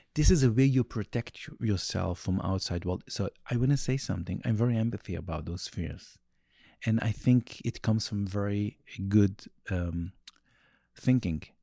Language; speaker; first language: English; non-native, learner; Yiddish